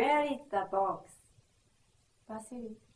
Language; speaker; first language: English; non-native, learner; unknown